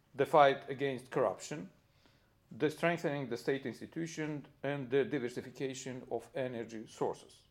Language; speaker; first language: English; non-native, fluent; Romanian